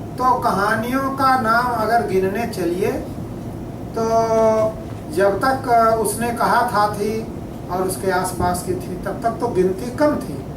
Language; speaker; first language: Hindi; native; Hindi